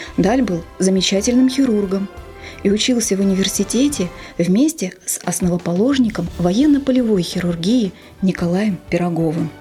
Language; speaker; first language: Russian; native; Russian